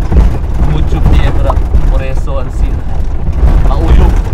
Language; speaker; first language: Spanish; non-native, learner; Chavacano